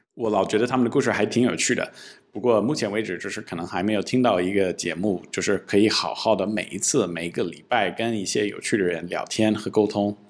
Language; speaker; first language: Chinese; non-native, fluent; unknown